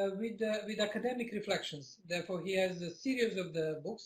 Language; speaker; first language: English; non-native, fluent; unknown